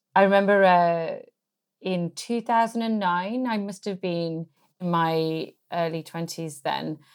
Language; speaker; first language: English; native; English